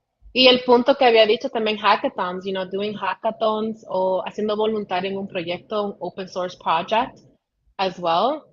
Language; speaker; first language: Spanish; early bilingual, heritage; Spanish